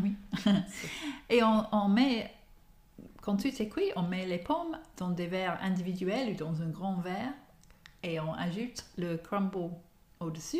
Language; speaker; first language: French; non-native, fluent; English